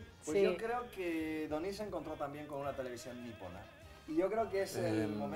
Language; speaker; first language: Spanish; native; Spanish